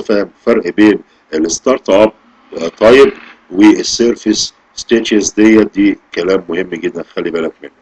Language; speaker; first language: Arabic; native; Arabic